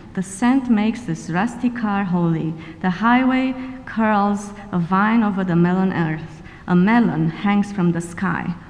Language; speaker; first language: English; non-native, fluent; Romanian